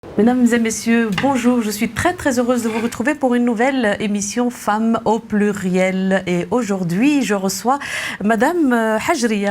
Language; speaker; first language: French; native; French